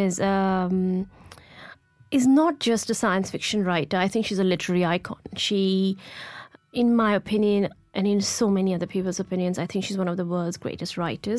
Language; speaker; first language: English; non-native, local second language; Gujarati